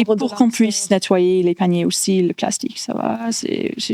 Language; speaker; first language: French; non-native, local second language; English